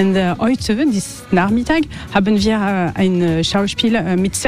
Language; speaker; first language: German; non-native, learner; French